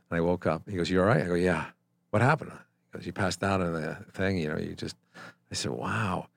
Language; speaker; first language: English; native; English